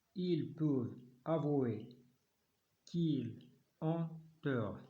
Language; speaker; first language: French; non-native, local second language; Arabic